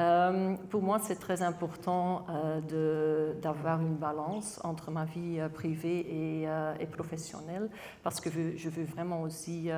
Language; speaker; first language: French; non-native, local second language; Dutch